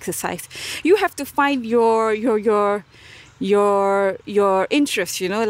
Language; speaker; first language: English; non-native, local second language; Malay